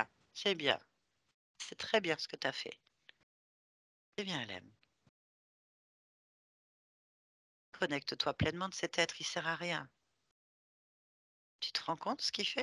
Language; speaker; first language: French; native; French